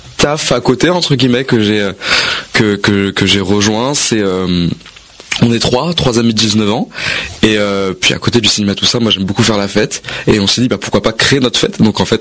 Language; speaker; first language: French; native; French